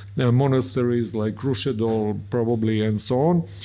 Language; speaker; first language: English; non-native, fluent; Serbian